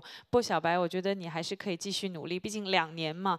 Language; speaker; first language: Chinese; native; Chinese